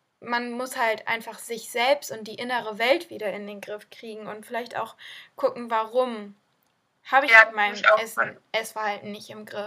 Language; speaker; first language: German; native; German